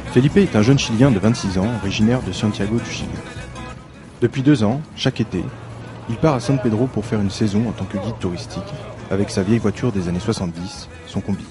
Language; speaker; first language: French; native; French